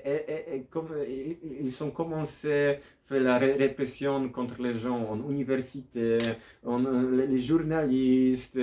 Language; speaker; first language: French; non-native, learner; Polish